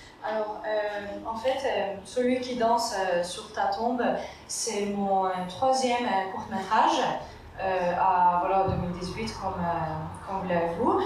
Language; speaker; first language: French; non-native, fluent; Persian